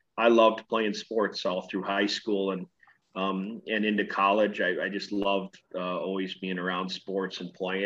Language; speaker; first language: English; native; English